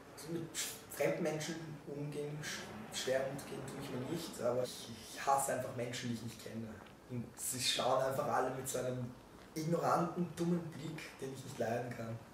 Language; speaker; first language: German; native; German